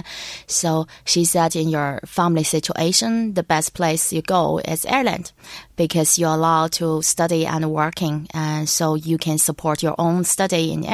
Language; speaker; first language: English; non-native, learner; Chinese